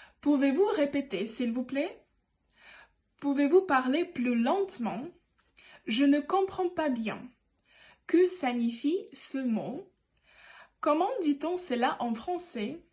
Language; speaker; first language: French; non-native, fluent; Ukrainian